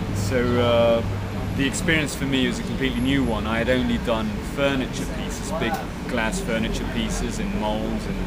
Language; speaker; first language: English; non-native, fluent; Spanish